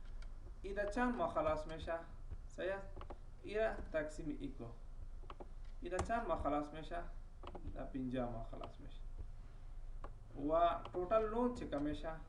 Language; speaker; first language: Persian; non-native, local second language; Pashto